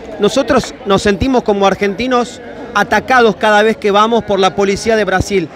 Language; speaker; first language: Spanish; native; Spanish